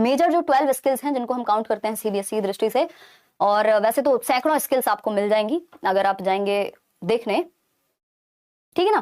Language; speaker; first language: Hindi; native; Hindi